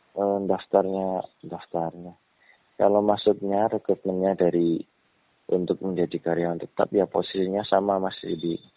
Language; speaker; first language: Indonesian; native; Indonesian